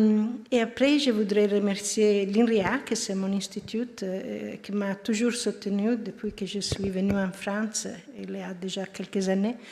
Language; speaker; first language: French; non-native, fluent; Italian